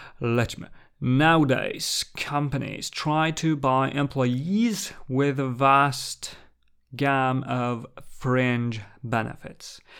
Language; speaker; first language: English; non-native, fluent; Polish